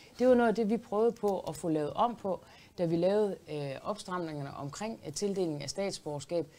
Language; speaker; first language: Danish; native; Danish